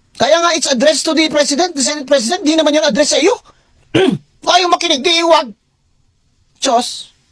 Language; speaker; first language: Filipino; non-native, local second language; Hiligaynon